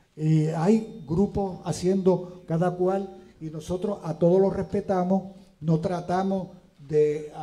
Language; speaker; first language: Spanish; native; Spanish